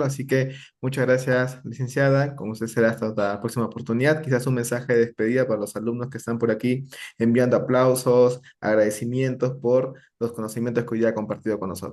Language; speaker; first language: Spanish; native; Spanish